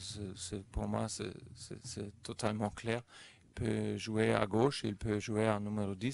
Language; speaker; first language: French; non-native, learner; German